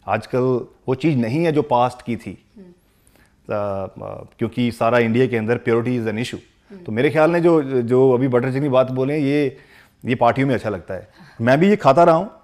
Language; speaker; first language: Hindi; non-native, local second language; Punjabi